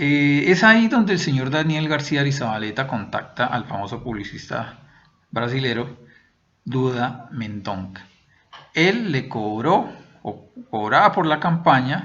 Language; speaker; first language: Spanish; native; Spanish